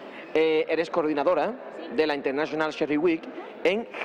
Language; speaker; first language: Spanish; native; Spanish